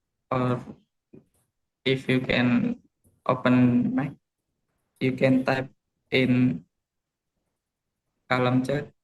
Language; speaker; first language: English; non-native, learner; Indonesian